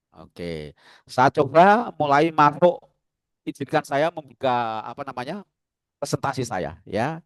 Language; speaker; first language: Indonesian; native; Indonesian